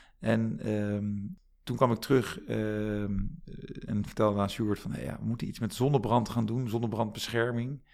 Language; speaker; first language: Dutch; native; Dutch